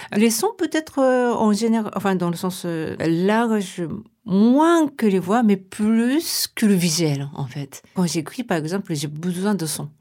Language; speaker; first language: French; non-native, fluent; Japanese